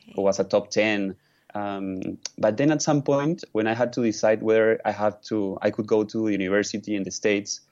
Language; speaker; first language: English; non-native, fluent; Spanish